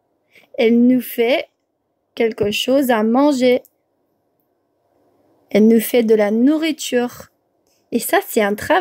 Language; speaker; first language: French; non-native, fluent; English